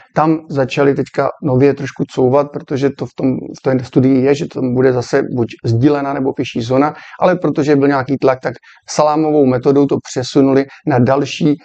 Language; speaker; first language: Czech; native; Czech